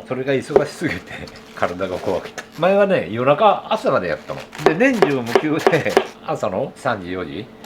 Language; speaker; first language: Japanese; native; Japanese